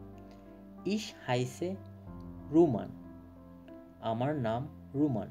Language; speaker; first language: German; non-native, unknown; Bangla